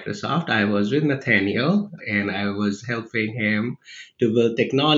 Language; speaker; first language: English; non-native, local second language; Hindi